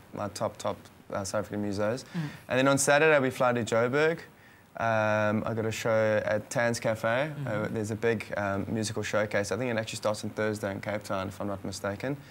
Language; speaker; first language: English; native; English